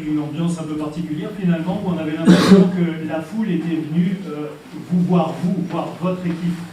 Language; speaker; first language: French; native; French